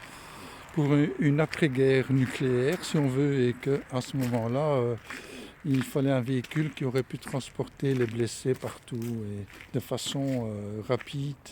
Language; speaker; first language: French; native; French